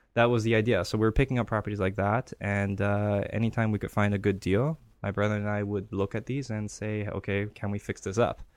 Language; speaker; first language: English; early bilingual, other home language; Greek